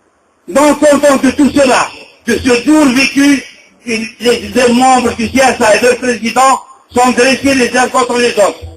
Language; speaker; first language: French; non-native, local second language; Arabic